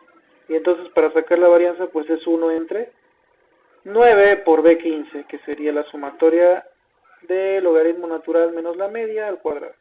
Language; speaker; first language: Spanish; native; Spanish